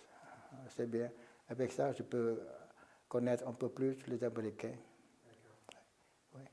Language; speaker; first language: French; non-native, local second language; Vietnamese